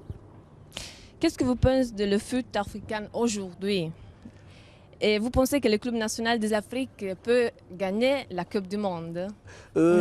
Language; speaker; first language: French; non-native, learner; Italian